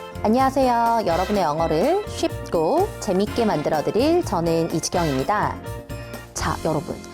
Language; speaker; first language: Korean; native; Korean